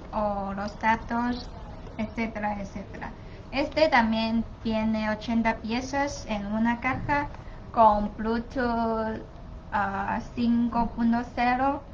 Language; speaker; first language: Spanish; non-native, learner; Chinese